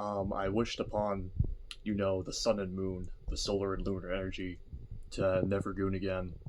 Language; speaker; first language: English; native; English